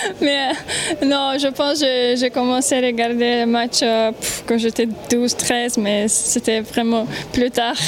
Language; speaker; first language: French; non-native, learner; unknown